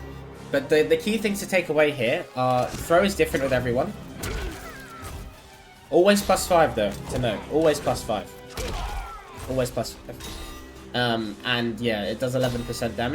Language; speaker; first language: English; native; English